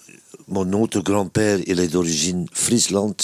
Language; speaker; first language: French; non-native, local second language; Dutch